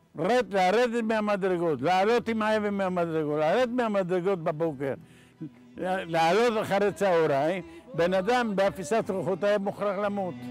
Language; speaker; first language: Hebrew; non-native, fluent; Ladino